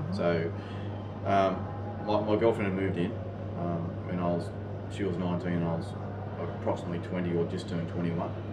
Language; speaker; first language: English; native; English